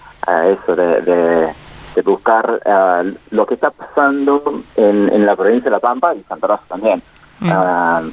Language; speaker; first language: Spanish; non-native, fluent; English